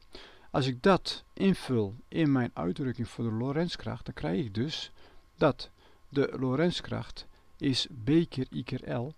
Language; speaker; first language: Dutch; native; Dutch